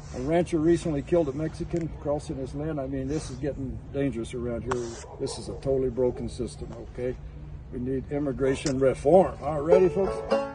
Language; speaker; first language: English; native; English